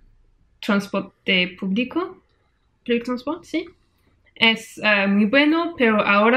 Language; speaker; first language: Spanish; non-native, learner; French